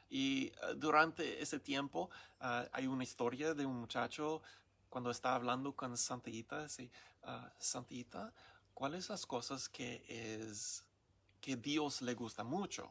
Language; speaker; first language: Spanish; non-native, learner; English